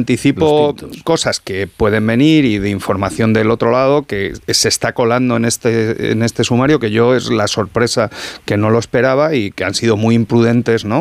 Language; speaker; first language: Spanish; native; Spanish